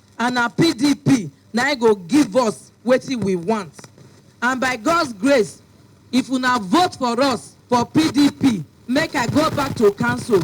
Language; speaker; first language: Nigerian Pidgin; non-native, local second language; Bini